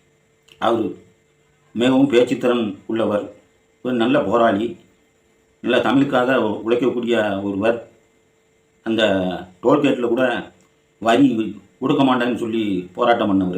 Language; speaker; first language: Tamil; native; Tamil